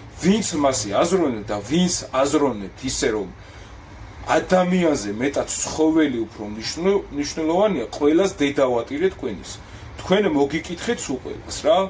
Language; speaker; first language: Georgian; native; Georgian